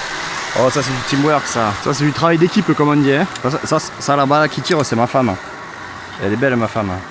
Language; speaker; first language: French; native; French